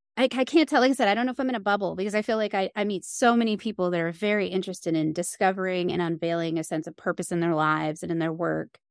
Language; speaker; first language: English; native; English